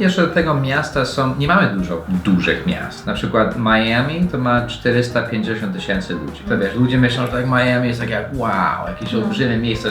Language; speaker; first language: Polish; non-native, fluent; English